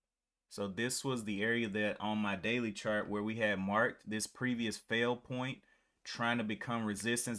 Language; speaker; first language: English; native; English